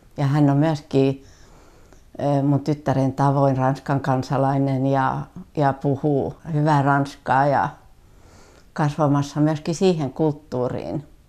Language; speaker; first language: Finnish; native; Finnish